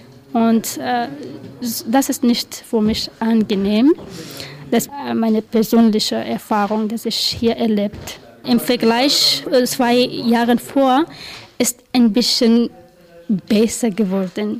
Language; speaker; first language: German; non-native, learner; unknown